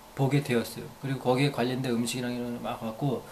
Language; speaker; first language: Korean; native; Korean